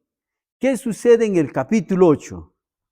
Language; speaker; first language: Spanish; native; Spanish